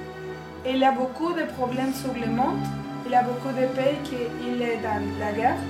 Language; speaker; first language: French; non-native, learner; Spanish